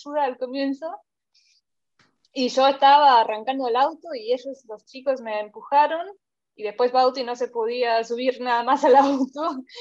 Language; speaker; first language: Spanish; non-native, fluent; German